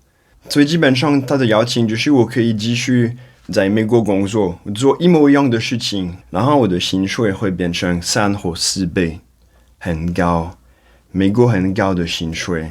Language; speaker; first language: Chinese; non-native, fluent; French